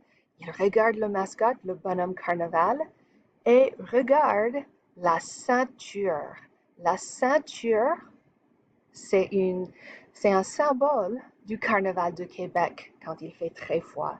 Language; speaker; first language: French; non-native, fluent; English